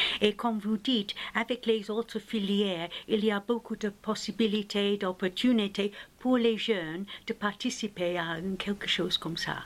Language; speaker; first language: French; non-native, fluent; English